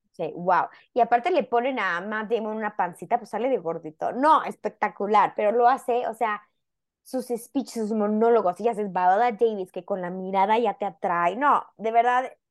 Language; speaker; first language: Spanish; native; Spanish